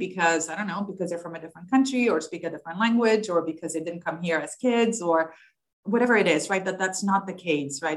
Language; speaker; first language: English; non-native, fluent; Spanish